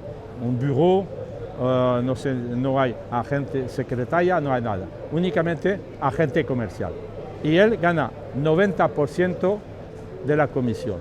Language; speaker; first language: Spanish; non-native, learner; French